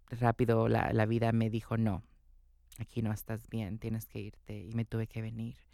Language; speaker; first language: Spanish; native; Spanish